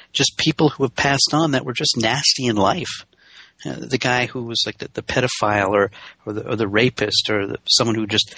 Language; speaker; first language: English; native; English